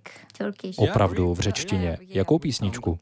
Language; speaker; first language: Czech; native; Czech